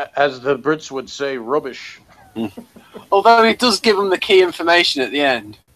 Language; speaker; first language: English; native; English